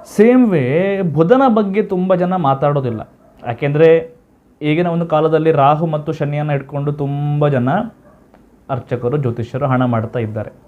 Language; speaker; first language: Kannada; non-native, local second language; Tulu